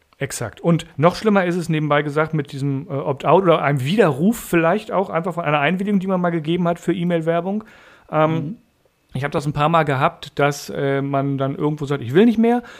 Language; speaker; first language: German; native; German